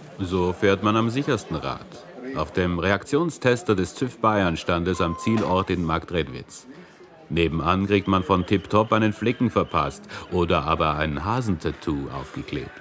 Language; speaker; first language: German; native; German